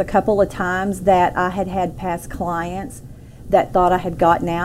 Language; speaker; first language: English; native; English